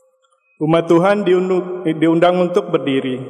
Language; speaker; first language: Indonesian; native; Indonesian